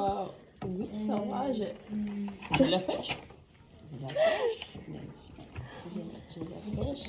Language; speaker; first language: French; non-native, learner; Vietnamese